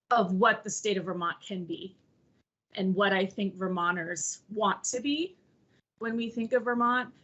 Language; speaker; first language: English; native; English